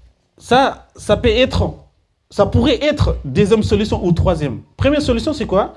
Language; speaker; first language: French; early bilingual, other home language; Soninke